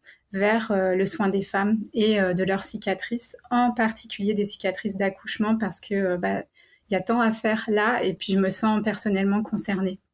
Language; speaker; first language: French; native; French